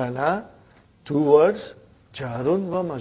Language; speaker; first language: Arabic; non-native, fluent; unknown